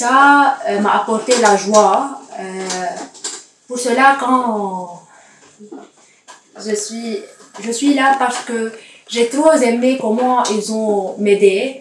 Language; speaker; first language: French; non-native, learner; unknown